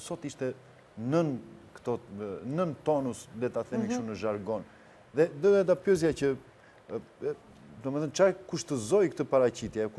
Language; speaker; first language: Albanian; native; Albanian